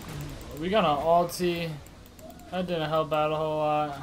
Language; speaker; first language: English; native; English